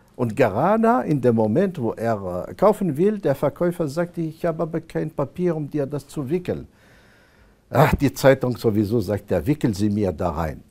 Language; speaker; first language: German; non-native, fluent; Arabic